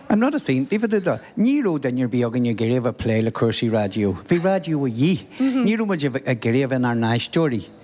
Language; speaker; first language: Irish; non-native, local second language; English